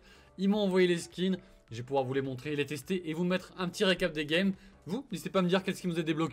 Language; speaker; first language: French; native; French